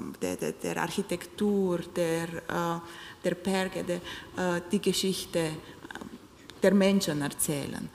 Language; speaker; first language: German; non-native, fluent; Romanian